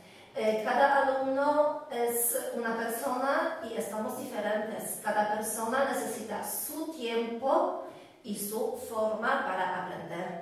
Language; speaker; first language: Spanish; non-native, fluent; Polish